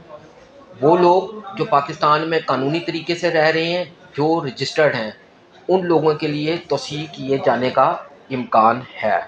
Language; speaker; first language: Urdu; non-native, local second language; Punjabi